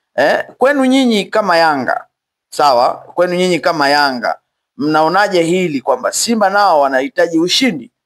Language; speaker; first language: Swahili; native; Swahili